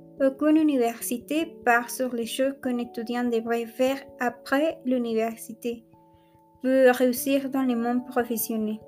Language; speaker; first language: French; non-native, learner; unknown